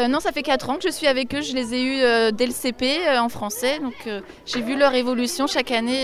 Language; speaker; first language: French; native; French